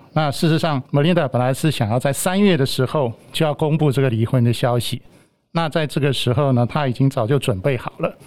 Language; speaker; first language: Chinese; native; Chinese